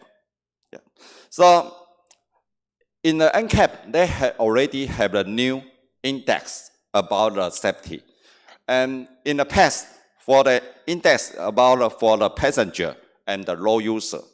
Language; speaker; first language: English; non-native, learner; Chinese